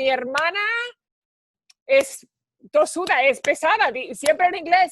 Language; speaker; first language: Spanish; early bilingual, heritage; Spanish